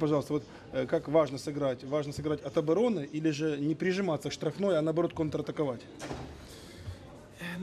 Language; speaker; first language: Russian; native; Russian